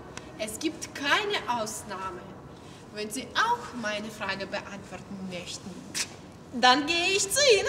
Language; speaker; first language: German; non-native, learner; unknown